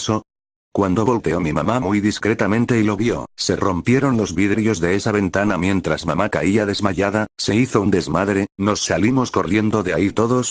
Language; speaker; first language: Spanish; native; Spanish